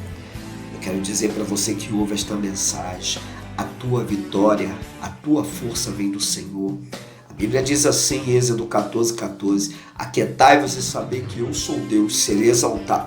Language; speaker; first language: Portuguese; native; Portuguese